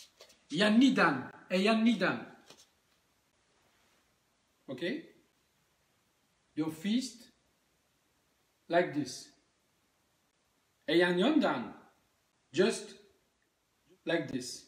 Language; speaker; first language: English; non-native, learner; French